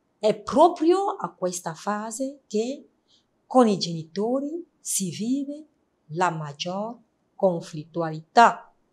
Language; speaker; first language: Italian; non-native, fluent; French